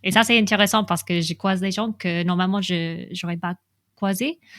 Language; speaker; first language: French; non-native, fluent; English